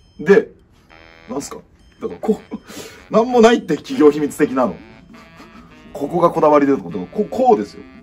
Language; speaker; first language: Japanese; native; Japanese